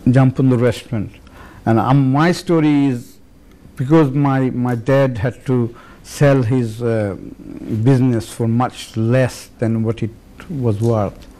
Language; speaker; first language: English; native; English